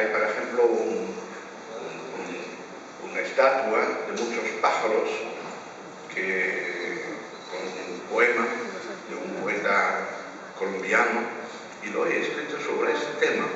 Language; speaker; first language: Spanish; non-native, fluent; Dutch